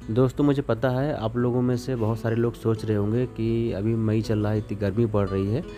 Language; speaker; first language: Hindi; native; Hindi